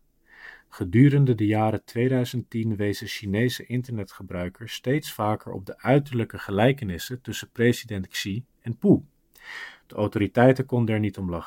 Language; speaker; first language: Dutch; native; Dutch